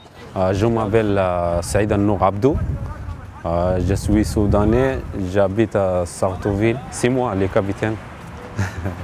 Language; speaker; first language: French; non-native, learner; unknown